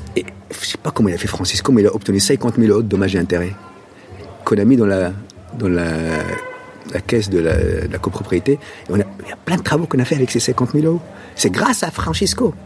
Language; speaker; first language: French; non-native, local second language; Arabic